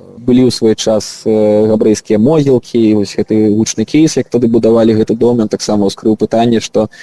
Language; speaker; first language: Belarusian; non-native, local second language; Russian